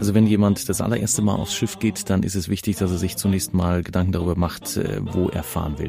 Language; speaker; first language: German; native; German